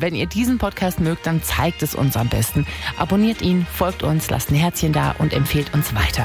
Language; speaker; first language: German; native; German